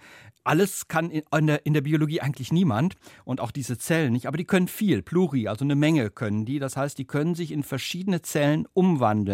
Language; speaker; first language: German; native; German